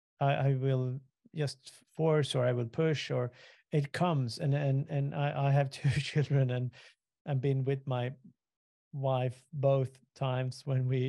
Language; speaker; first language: English; non-native, fluent; Swedish